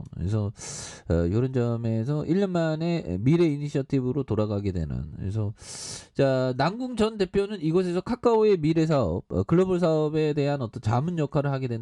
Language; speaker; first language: Korean; native; Korean